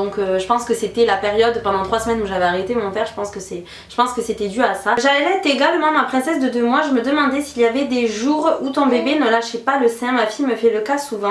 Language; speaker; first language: French; native; French